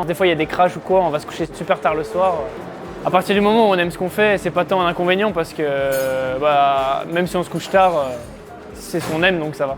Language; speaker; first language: French; native; French